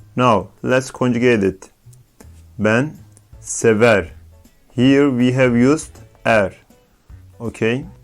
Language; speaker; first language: English; non-native, fluent; Turkish